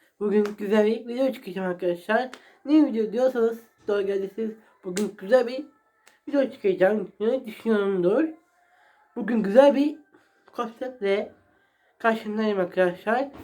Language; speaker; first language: Turkish; non-native, learner; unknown